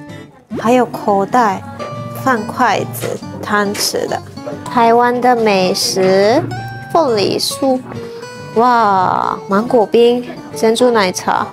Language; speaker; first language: Chinese; non-native, fluent; Japanese